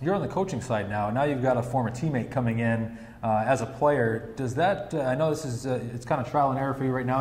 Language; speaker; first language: English; native; English